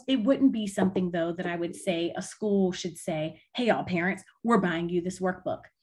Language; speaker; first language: English; native; English